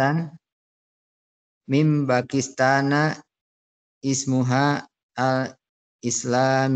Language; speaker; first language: Arabic; non-native, learner; Indonesian